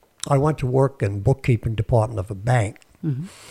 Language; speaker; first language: English; native; English